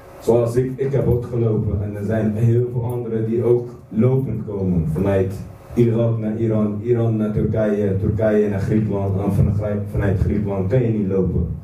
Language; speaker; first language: Dutch; non-native, fluent; Kurdish